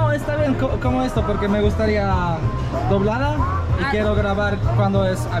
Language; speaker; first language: Spanish; non-native, learner; Polish